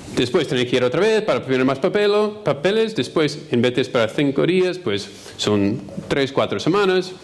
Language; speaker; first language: Spanish; non-native, fluent; English